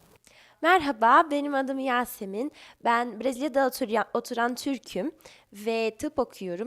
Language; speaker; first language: Turkish; early bilingual, other home language; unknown